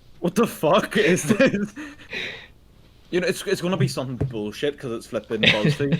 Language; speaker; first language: English; native; English